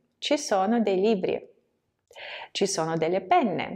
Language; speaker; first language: Italian; non-native, fluent; Russian